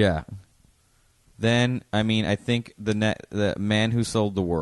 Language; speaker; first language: English; native; English